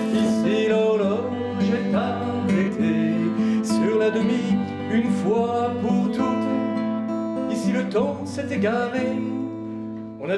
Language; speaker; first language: French; native; French